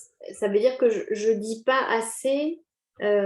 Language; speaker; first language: French; native; French